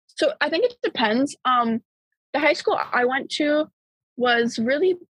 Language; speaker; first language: English; early bilingual, other home language; Bulgarian